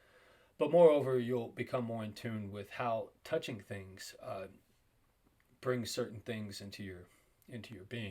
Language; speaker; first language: English; native; English